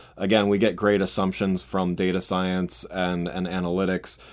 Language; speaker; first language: English; native; English